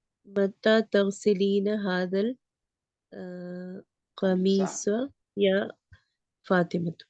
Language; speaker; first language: Arabic; non-native, learner; Malayalam